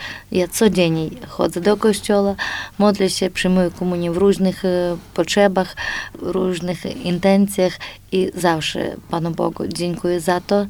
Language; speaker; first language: Polish; non-native, learner; Ukrainian